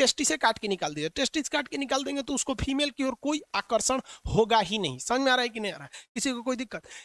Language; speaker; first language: Hindi; native; Hindi